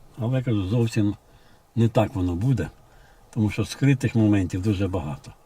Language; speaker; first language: Ukrainian; non-native, local second language; Russian